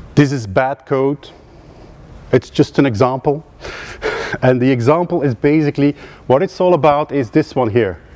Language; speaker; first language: English; non-native, fluent; Dutch